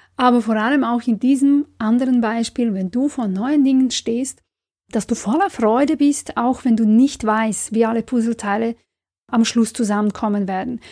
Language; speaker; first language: German; non-native, fluent; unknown